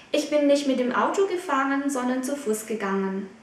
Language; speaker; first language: German; non-native, fluent; Vietnamese